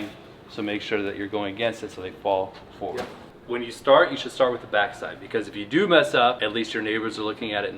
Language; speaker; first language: English; native; English